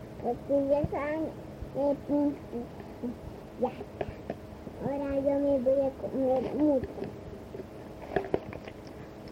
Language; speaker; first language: Spanish; early bilingual, heritage; Spanish